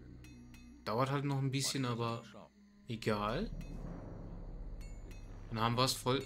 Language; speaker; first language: German; native; German